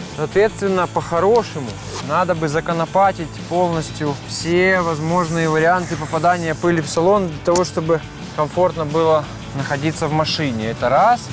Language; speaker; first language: Russian; native; Russian